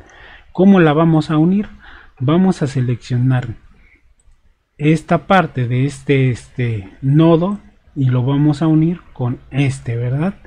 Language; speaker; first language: Spanish; native; Spanish